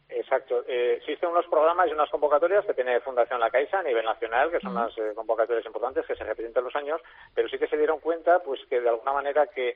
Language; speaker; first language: Spanish; native; Spanish